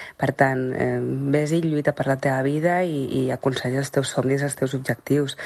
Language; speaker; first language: Catalan; early bilingual, other home language; Arabic